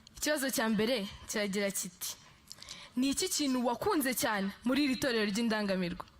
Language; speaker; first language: Kinyarwanda; native; Kinyarwanda